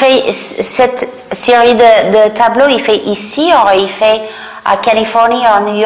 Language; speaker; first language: French; non-native, fluent; English